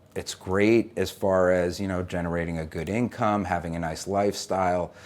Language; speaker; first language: English; native; English